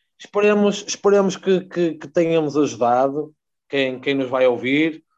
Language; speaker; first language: Portuguese; native; Portuguese